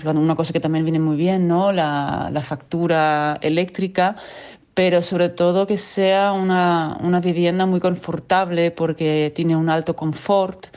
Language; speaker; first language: Spanish; non-native, fluent; Danish